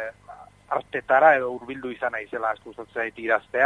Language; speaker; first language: Basque; native; Basque